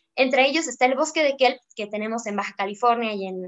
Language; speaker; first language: Spanish; native; Spanish